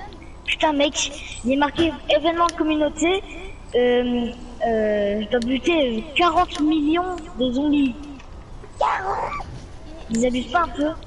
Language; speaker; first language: French; native; French